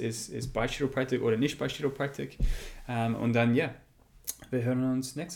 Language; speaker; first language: German; non-native, learner; English